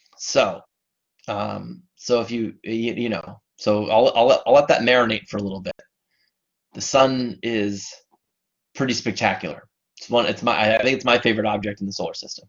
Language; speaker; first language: English; native; English